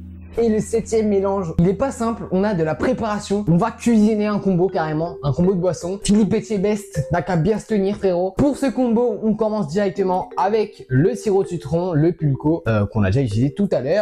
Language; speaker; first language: French; native; French